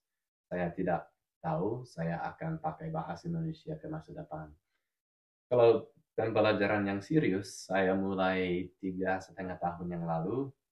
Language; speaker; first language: Indonesian; non-native, fluent; English